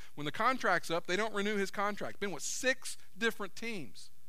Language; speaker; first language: English; native; English